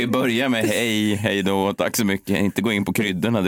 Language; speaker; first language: Swedish; native; Swedish